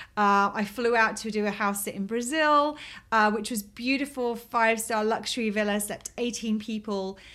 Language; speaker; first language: English; native; English